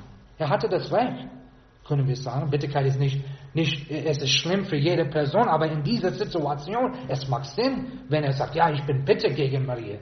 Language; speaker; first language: German; non-native, fluent; English